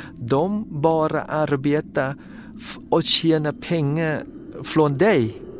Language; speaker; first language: Swedish; non-native, fluent; Thai